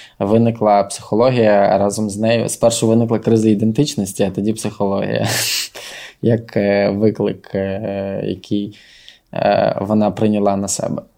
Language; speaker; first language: Ukrainian; non-native, local second language; Russian